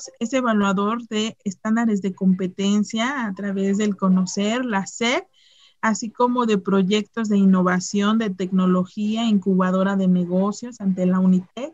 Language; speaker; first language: Spanish; native; Spanish